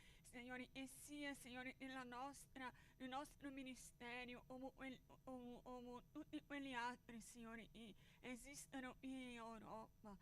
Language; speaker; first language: Italian; non-native, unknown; Portuguese